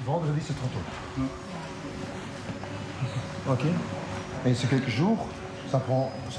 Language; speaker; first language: French; non-native, local second language; Dutch